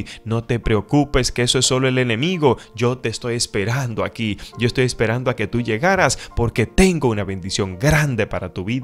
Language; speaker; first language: Spanish; native; Spanish